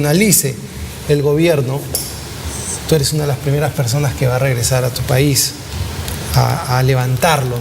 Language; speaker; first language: Spanish; native; Spanish